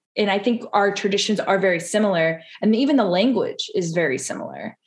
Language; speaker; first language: English; early bilingual, other home language; Italian